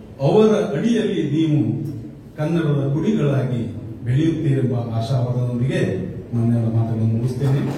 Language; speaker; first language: Kannada; native; Kannada